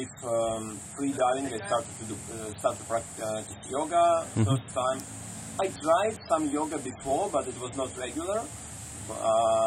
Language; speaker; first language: English; non-native, fluent; Russian